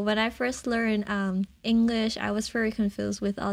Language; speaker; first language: English; non-native, local second language; Cantonese